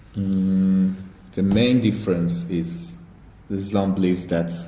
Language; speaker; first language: English; non-native, learner; Persian